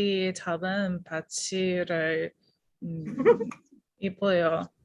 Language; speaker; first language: Korean; non-native, learner; English